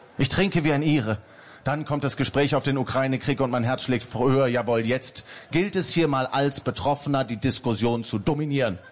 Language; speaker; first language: German; native; German